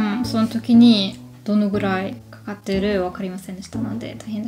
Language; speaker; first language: Japanese; non-native, learner; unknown